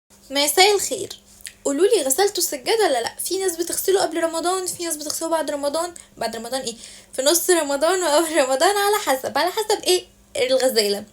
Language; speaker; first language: Arabic; native; Arabic